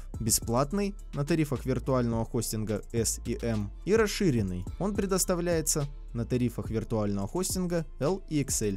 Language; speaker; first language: Russian; native; Russian